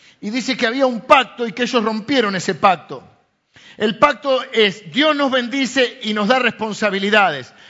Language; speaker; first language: Spanish; native; Spanish